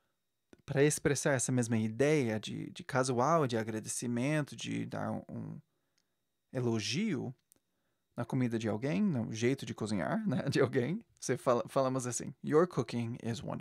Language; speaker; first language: Portuguese; non-native, fluent; English